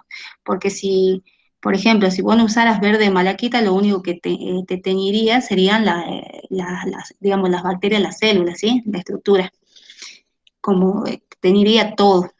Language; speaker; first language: Spanish; native; Spanish